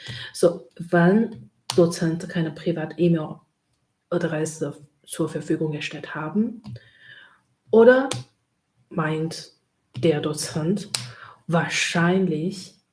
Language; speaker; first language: German; non-native, learner; Chinese